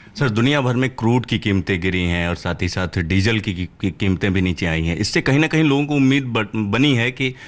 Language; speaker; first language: Hindi; native; Hindi